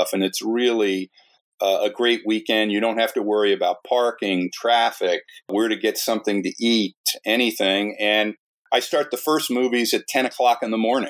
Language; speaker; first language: English; native; English